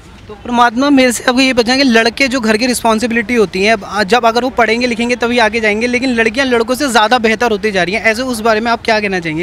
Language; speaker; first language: Hindi; native; Hindi